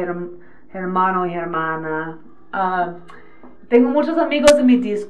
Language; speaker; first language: Spanish; non-native, learner; English